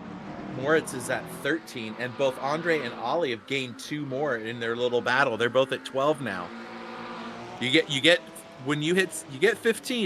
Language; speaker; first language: English; native; English